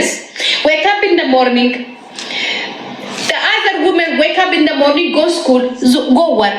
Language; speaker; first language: English; non-native, learner; Amharic